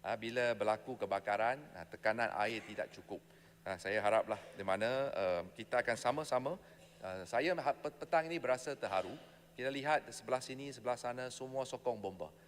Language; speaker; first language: Malay; non-native, local second language; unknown